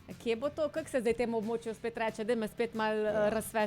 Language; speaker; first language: Slovenian; native; Slovenian